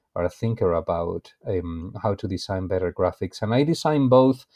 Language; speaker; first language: English; non-native, fluent; Spanish